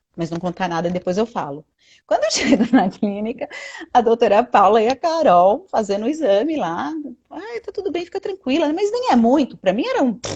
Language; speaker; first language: Portuguese; native; Portuguese